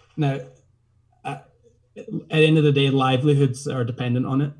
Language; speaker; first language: English; native; English